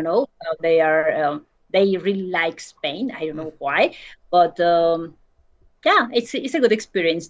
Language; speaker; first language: English; non-native, learner; Spanish